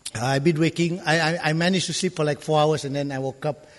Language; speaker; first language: English; non-native, local second language; Malay